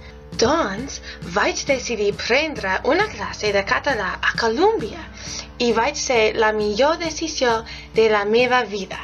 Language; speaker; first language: Catalan; non-native, fluent; Spanish